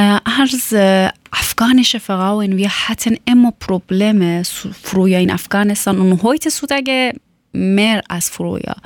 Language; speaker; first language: German; non-native, fluent; Persian